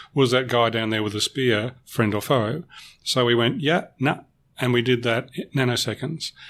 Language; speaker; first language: English; native; English